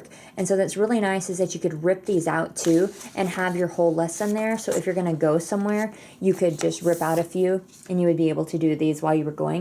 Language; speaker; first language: English; native; English